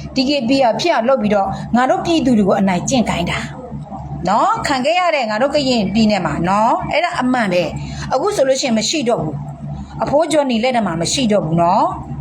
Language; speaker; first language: Burmese; non-native, local second language; S'gaw Karen